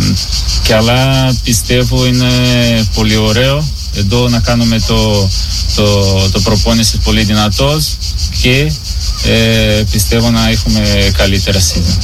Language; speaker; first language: Greek; non-native, learner; Portuguese